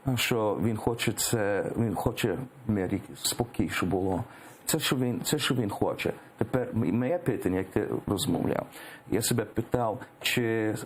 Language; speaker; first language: Ukrainian; early bilingual, heritage; English